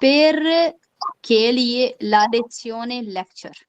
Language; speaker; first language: Italian; non-native, fluent; Urdu